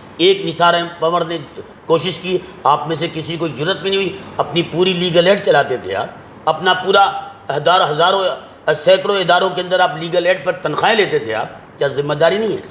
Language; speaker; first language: Urdu; native; Urdu